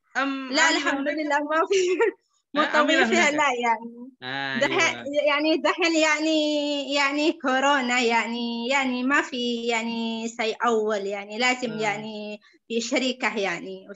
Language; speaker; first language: Arabic; non-native, learner; Indonesian